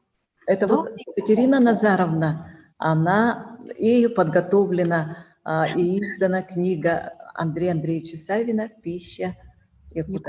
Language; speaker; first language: Russian; native; Russian